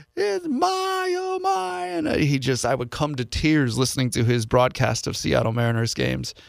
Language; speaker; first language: English; native; English